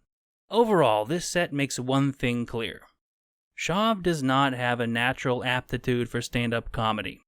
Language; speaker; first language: English; native; English